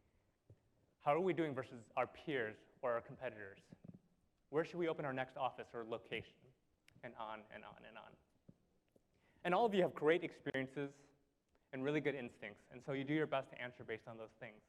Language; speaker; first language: English; native; English